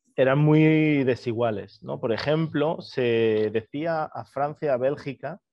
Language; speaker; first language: Spanish; native; Spanish